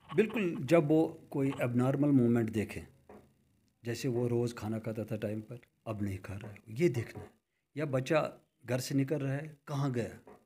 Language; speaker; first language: Hindi; non-native, local second language; Kashmiri